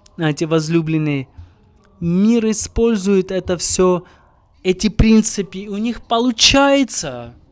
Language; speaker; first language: Russian; non-native, local second language; Armenian